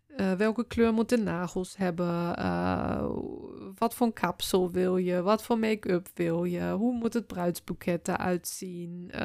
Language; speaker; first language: Dutch; non-native, fluent; German